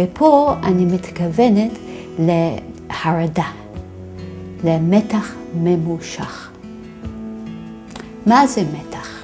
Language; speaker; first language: Hebrew; non-native, fluent; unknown